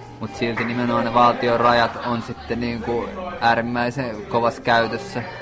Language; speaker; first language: Finnish; native; Finnish